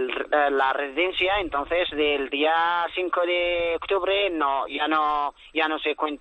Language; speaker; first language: Spanish; early bilingual, other home language; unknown